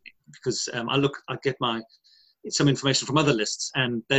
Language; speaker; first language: English; native; English